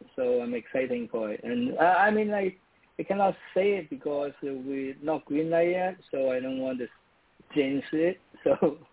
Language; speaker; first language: English; non-native, local second language; Cantonese